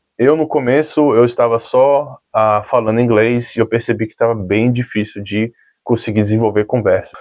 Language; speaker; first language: Portuguese; native; Portuguese